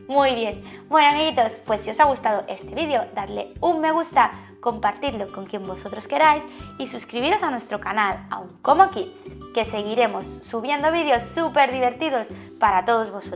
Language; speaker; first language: Spanish; native; Spanish